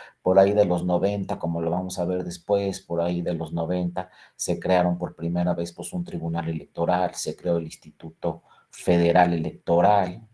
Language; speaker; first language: Spanish; native; Spanish